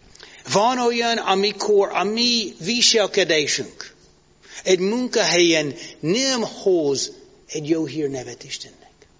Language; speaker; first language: Hungarian; non-native, learner; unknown